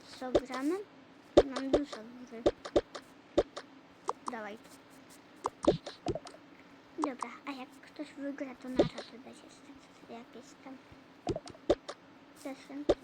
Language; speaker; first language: Polish; early bilingual, heritage; Polish